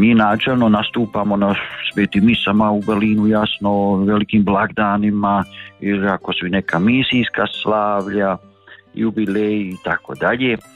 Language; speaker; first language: Bosnian; early bilingual, heritage; Croatian